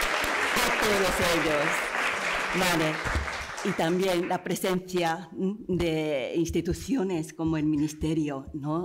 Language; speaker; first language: Spanish; non-native, fluent; Japanese